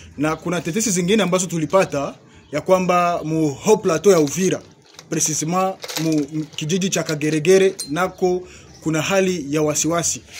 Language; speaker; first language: Swahili; native; Swahili